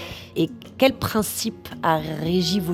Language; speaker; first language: French; native; French